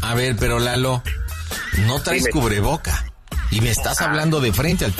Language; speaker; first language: Spanish; native; Spanish